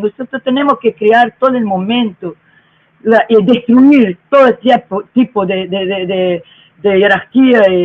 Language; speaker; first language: Spanish; non-native, learner; Portuguese